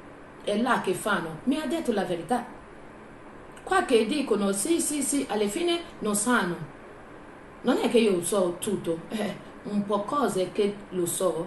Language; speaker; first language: Italian; non-native, learner; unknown